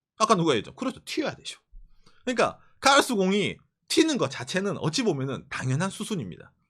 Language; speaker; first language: Korean; native; Korean